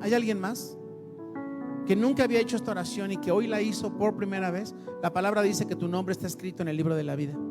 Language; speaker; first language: Spanish; native; Spanish